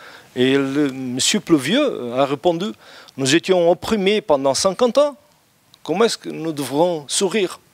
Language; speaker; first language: French; non-native, fluent; Portuguese